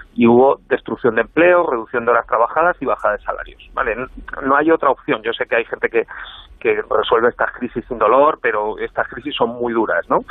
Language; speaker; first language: Spanish; native; Spanish